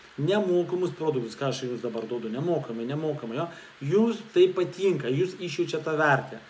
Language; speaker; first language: Lithuanian; non-native, local second language; Russian